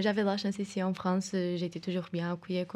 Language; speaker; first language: French; non-native, fluent; Portuguese